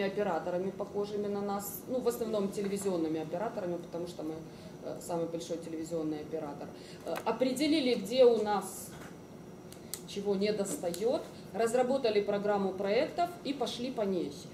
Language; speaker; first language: Russian; native; Russian